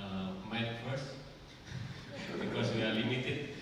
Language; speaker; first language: English; non-native, fluent; Indonesian